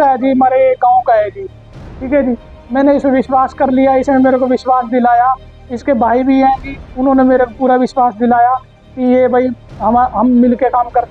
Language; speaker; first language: Hindi; native; Hindi